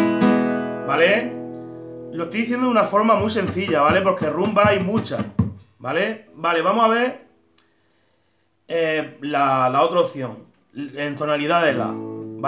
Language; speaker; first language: Spanish; native; Spanish